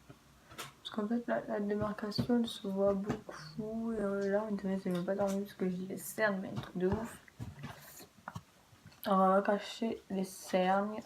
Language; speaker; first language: French; native; French